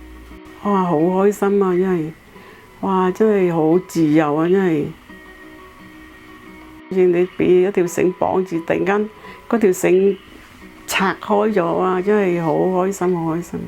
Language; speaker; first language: Cantonese; early bilingual, heritage; Cantonese